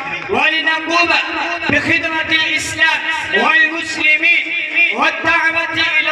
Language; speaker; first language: Arabic; non-native, learner; Urdu